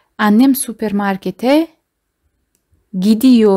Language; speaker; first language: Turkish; non-native, fluent; Kazakh